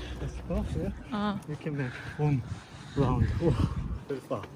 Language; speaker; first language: English; non-native, learner; Korean